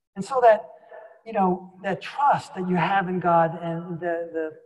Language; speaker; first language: English; native; English